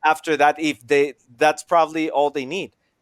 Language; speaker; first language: English; non-native, fluent; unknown